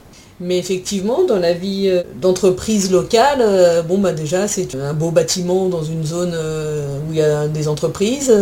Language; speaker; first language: French; native; French